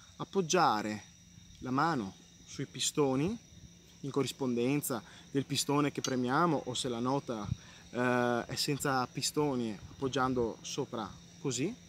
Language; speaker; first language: Italian; native; Italian